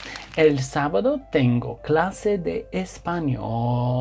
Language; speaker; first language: Spanish; non-native, fluent; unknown